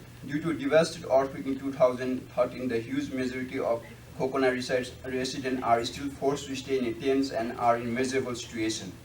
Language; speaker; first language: English; non-native, fluent; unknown